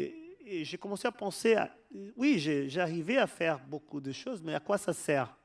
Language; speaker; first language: French; non-native, fluent; Portuguese